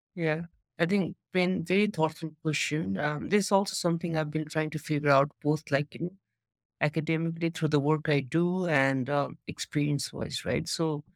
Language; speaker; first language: English; non-native, local second language; Nepali